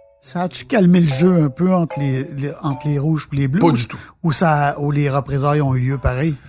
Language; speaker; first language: French; native; French